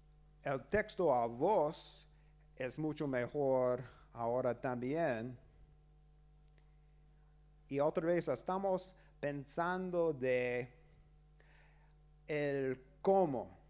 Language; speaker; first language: Spanish; non-native, learner; English